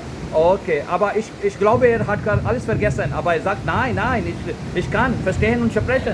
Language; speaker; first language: German; non-native, learner; Urdu